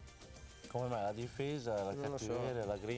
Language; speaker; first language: Italian; native; Italian